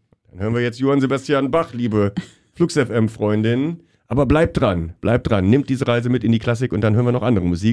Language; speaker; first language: German; native; German